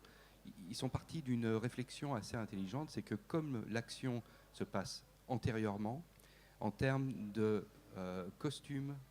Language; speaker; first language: French; native; French